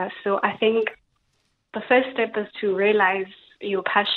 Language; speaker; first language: English; non-native, local second language; Xhosa